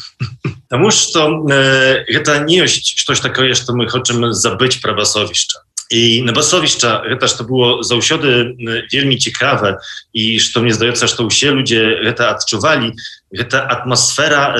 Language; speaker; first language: Belarusian; non-native, local second language; Polish